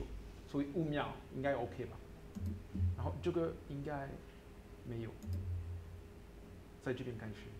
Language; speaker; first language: Chinese; non-native, learner; French